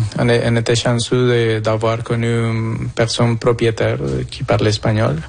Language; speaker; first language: French; non-native, fluent; Spanish